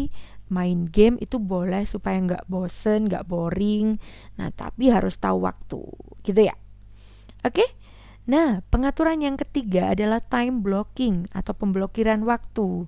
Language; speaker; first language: Indonesian; native; Indonesian